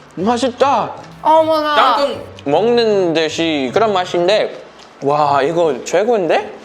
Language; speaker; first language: Korean; non-native, fluent; Dutch